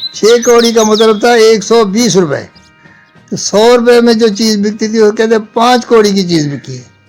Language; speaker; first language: Urdu; non-native, local second language; Punjabi